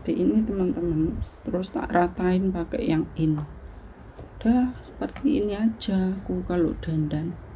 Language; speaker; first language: Indonesian; non-native, local second language; Javanese